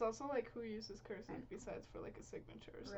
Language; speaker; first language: English; native; English